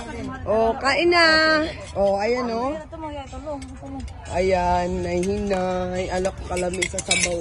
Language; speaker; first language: Filipino; non-native, local second language; Cebuano